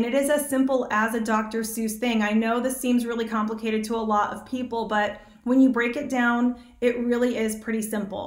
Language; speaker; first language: English; native; English